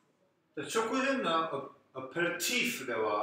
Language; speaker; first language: Japanese; non-native, fluent; Korean